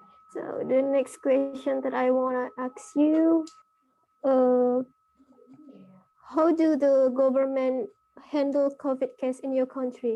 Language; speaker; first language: English; non-native, learner; Indonesian